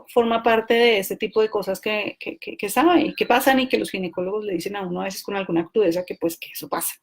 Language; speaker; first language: Spanish; native; Spanish